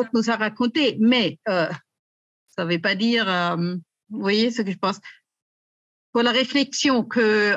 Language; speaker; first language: French; native; French